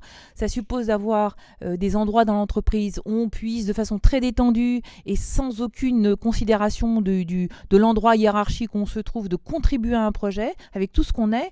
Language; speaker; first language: French; native; French